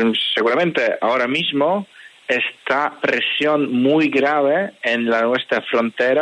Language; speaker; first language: Spanish; non-native, fluent; Polish